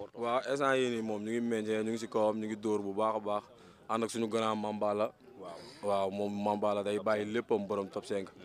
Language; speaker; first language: Wolof; non-native, local second language; Fula